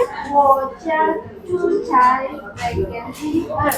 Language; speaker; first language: Chinese; non-native, learner; Indonesian